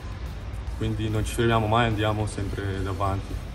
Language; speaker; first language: Italian; non-native, fluent; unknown